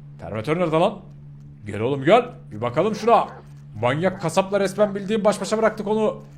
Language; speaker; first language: Turkish; native; Turkish